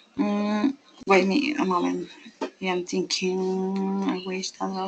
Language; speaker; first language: English; non-native, learner; Spanish